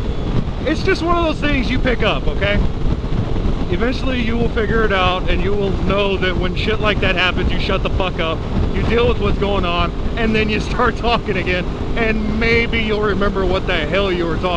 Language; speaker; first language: English; native; English